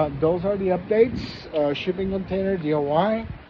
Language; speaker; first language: English; non-native, fluent; Portuguese